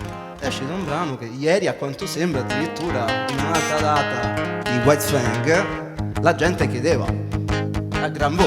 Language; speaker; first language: Italian; native; Italian